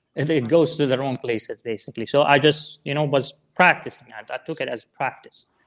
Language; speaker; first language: English; non-native, fluent; Arabic